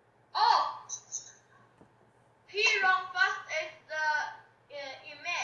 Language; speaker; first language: English; non-native, learner; Chinese